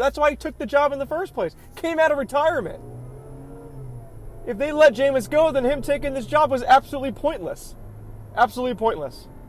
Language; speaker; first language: English; native; English